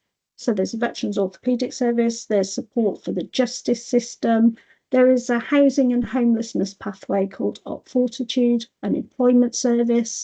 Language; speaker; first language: English; native; English